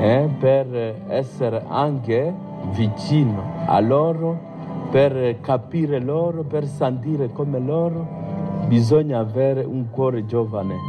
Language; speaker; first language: Italian; non-native, fluent; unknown